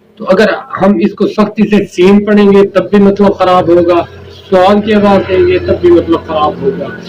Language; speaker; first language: Urdu; native; Urdu